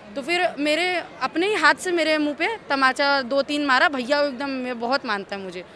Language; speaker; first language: Hindi; native; Hindi